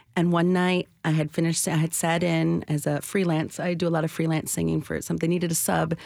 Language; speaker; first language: English; native; English